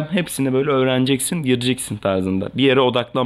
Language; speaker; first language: Turkish; native; Turkish